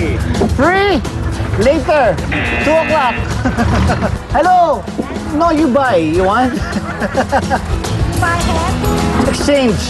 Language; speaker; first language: English; non-native, local second language; Filipino